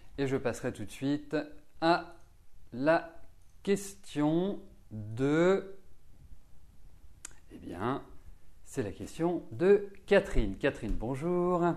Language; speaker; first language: French; native; French